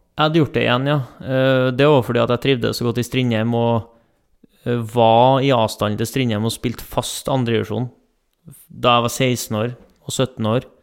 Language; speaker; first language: Norwegian; native; Norwegian